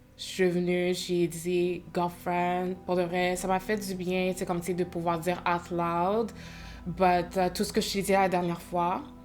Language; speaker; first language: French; native; French